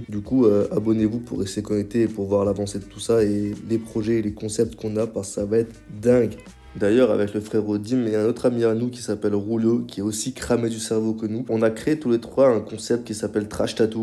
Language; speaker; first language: French; native; French